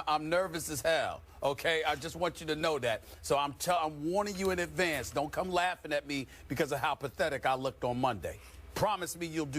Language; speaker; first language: English; native; English